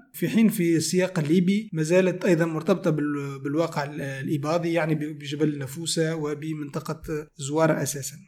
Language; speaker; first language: Arabic; native; Arabic